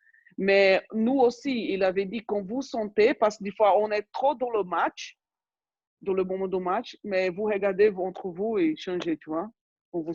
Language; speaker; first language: French; non-native, fluent; Portuguese